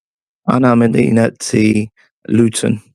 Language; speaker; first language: Arabic; non-native, learner; English